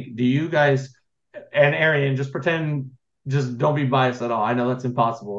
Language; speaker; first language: English; native; English